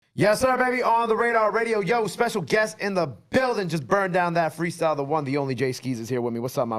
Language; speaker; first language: English; native; English